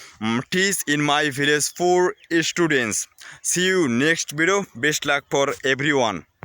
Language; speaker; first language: English; non-native, learner; Bangla